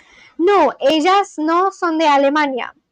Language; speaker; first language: Spanish; non-native, learner; Bangla